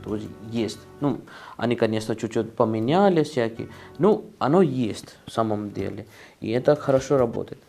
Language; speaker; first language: Russian; non-native, learner; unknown